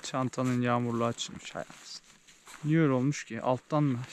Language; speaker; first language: Turkish; native; Turkish